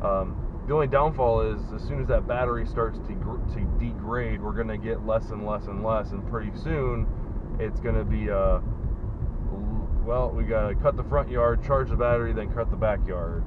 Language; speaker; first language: English; native; English